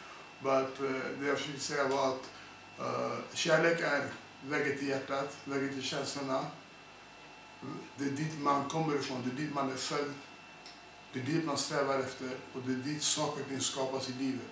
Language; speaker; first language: Swedish; non-native, fluent; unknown